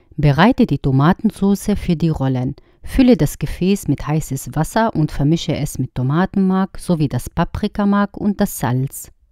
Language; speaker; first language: German; non-native, fluent; Arabic